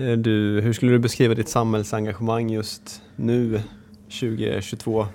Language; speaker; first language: Swedish; native; Swedish